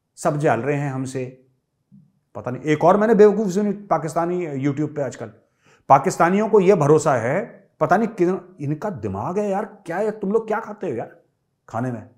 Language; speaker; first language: Hindi; native; Hindi